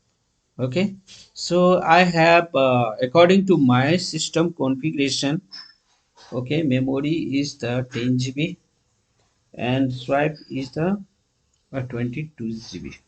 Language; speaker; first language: English; non-native, local second language; Hindi